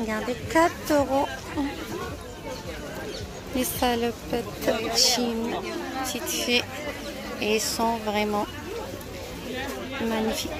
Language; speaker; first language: French; non-native, fluent; Arabic